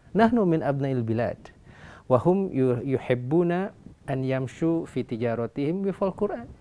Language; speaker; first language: Arabic; non-native, fluent; Indonesian